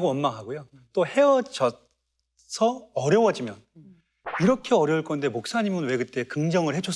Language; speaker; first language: Korean; native; Korean